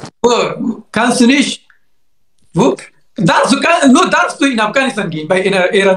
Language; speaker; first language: German; non-native, learner; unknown